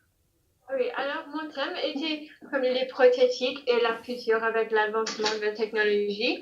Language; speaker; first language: French; non-native, learner; English